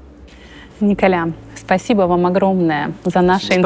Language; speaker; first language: Russian; native; Russian